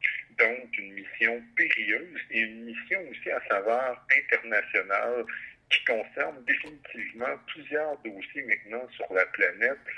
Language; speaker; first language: French; native; French